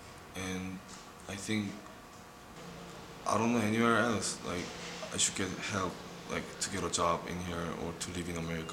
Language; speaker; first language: English; non-native, learner; Korean